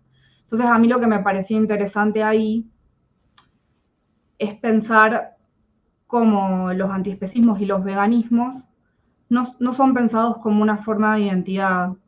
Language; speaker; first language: Spanish; native; Spanish